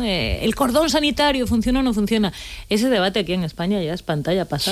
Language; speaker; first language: Spanish; native; Spanish